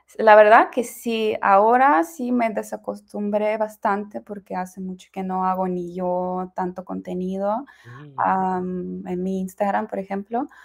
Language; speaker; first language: Spanish; non-native, fluent; Ukrainian